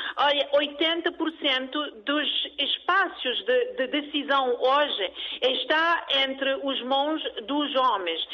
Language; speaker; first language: Portuguese; early bilingual, heritage; Portuguese